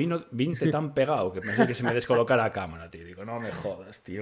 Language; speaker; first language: Spanish; native; Spanish